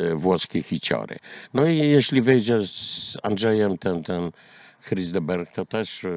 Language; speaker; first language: Polish; native; Polish